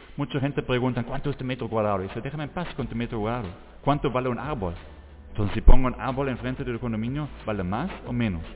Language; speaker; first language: Spanish; non-native, fluent; German